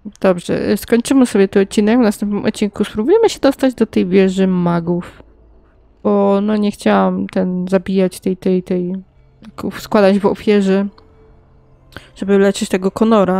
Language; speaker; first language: Polish; native; Polish